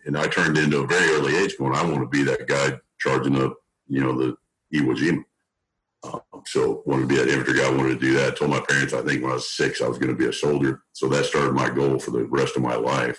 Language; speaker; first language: English; native; English